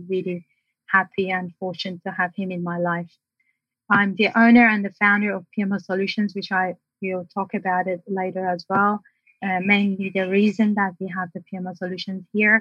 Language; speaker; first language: English; non-native, fluent; Persian